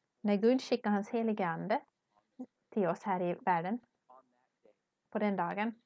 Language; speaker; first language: Swedish; non-native, learner; English